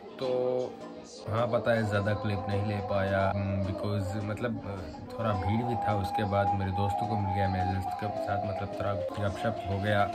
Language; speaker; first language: Hindi; non-native, local second language; Bangla